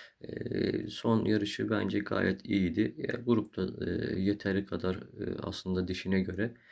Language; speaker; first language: Turkish; native; Turkish